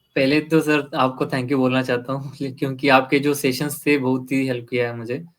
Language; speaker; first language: Hindi; non-native, local second language; Kannada